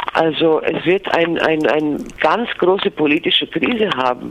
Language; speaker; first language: German; non-native, fluent; Greek